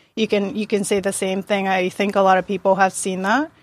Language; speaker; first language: English; non-native, fluent; Japanese